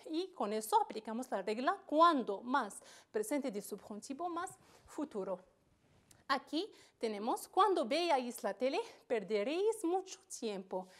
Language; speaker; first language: Spanish; non-native, fluent; Arabic